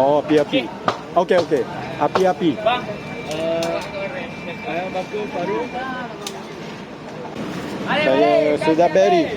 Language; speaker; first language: Indonesian; non-native, learner; Japanese